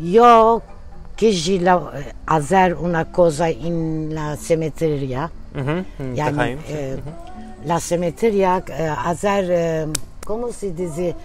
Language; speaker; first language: Spanish; early bilingual, heritage; Turkish